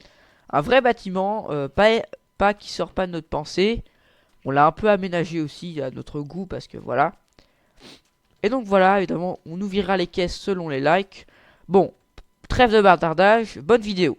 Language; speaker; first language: French; native; French